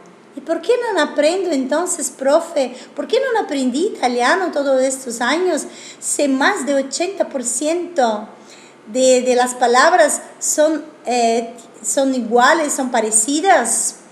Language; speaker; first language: Spanish; non-native, fluent; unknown